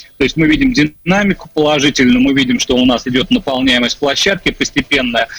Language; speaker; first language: Russian; native; Russian